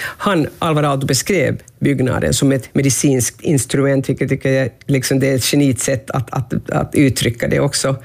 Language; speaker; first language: Swedish; non-native, local second language; Finnish